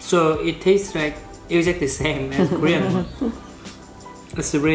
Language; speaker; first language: English; non-native, fluent; Korean